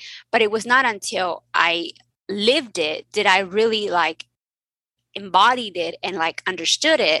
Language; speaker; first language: English; early bilingual, other home language; Spanish